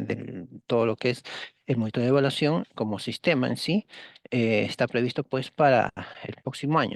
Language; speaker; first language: Spanish; native; Spanish